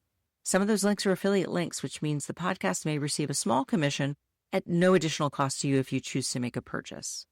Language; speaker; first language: English; native; English